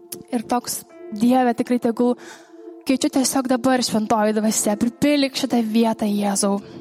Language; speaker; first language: Lithuanian; native; Lithuanian